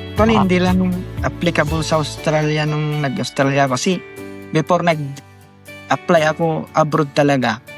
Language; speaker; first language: Filipino; non-native, local second language; Iloko